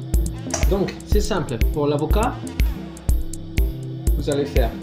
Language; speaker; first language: French; non-native, fluent; Spanish